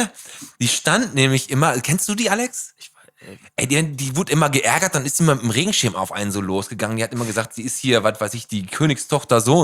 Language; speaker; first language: German; native; German